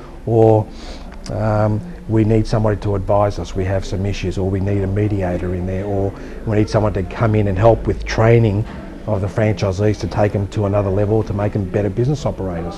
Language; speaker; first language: English; native; English